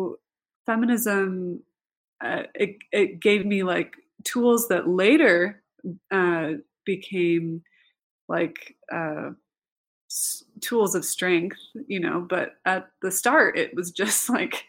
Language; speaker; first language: English; native; English